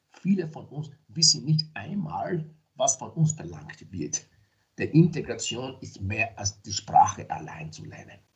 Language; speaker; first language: German; non-native, fluent; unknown